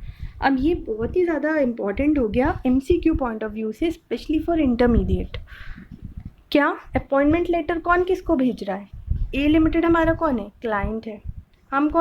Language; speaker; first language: Hindi; native; Hindi